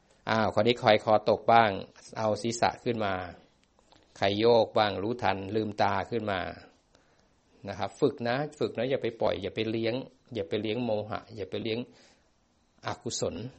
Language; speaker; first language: Thai; native; Thai